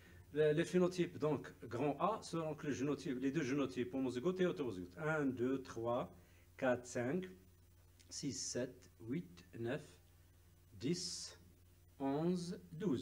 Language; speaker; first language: French; non-native, local second language; Arabic